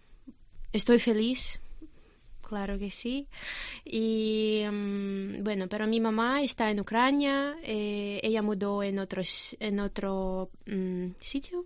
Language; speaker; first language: Spanish; non-native, learner; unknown